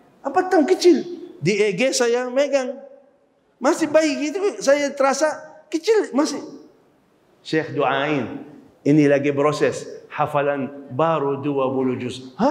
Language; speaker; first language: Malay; non-native, fluent; Arabic